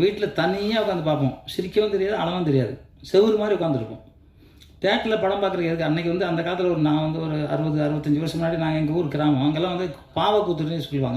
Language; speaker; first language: Tamil; native; Tamil